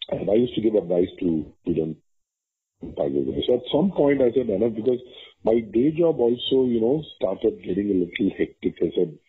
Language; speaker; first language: English; non-native, local second language; Tamil